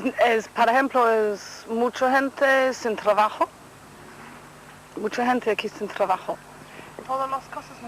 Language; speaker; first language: Spanish; non-native, learner; English